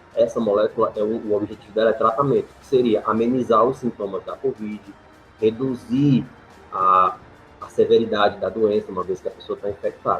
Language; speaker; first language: Portuguese; native; Portuguese